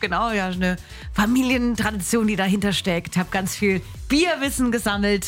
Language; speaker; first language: German; native; German